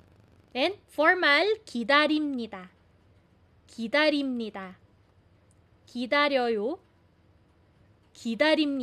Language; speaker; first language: Korean; non-native, fluent; Filipino